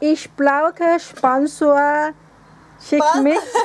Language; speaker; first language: German; non-native, learner; Thai